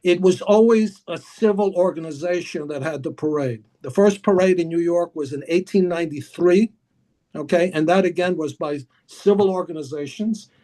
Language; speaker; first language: English; early bilingual, other home language; Greek